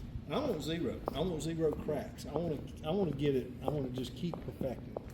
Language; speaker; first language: English; native; English